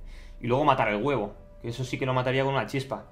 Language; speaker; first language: Spanish; native; Spanish